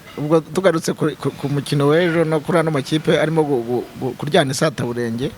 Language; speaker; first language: Kinyarwanda; native; Kinyarwanda